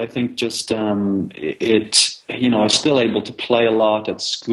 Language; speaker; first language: English; native; English